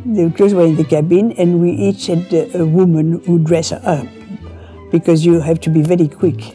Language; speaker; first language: English; non-native, fluent; French